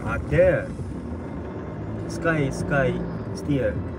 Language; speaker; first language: English; non-native, learner; Korean